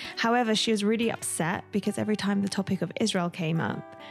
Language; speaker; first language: English; native; English